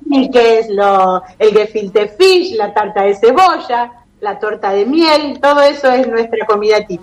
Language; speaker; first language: Spanish; native; Spanish